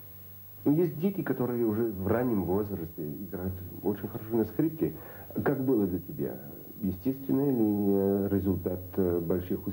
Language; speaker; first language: Russian; non-native, fluent; French